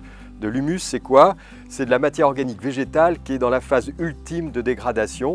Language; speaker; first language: French; native; French